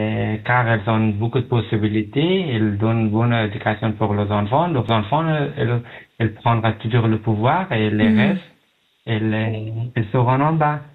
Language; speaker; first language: French; non-native, learner; Pashto